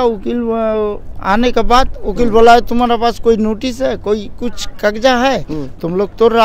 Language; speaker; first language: Hindi; non-native, local second language; Bangla